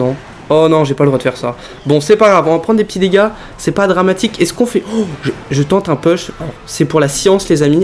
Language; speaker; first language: French; native; French